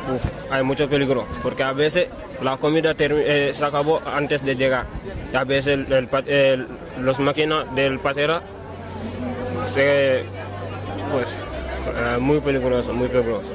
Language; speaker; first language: Spanish; non-native, learner; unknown